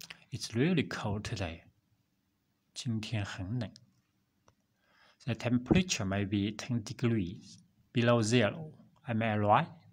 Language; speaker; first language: English; non-native, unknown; Chinese